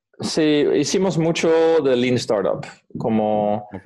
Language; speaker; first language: Spanish; non-native, fluent; Dutch